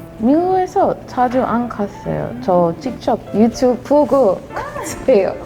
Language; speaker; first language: Korean; non-native, learner; English